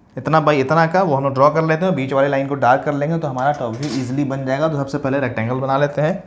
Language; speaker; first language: Hindi; native; Hindi